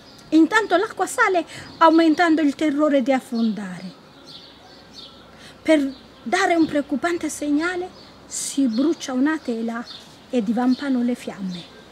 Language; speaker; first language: Italian; non-native, fluent; Tigrinya